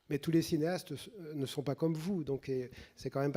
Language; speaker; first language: French; native; French